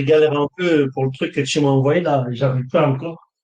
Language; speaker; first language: French; native; French